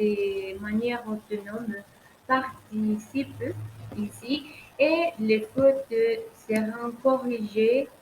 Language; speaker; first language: French; non-native, learner; Spanish